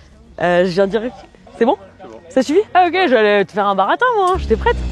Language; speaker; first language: French; native; French